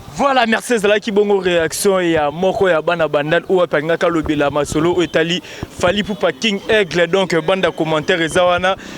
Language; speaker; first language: Lingala; native; Lingala